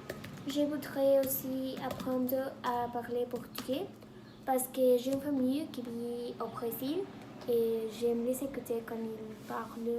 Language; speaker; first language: French; non-native, learner; Spanish